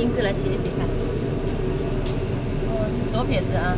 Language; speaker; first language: Chinese; native; Chinese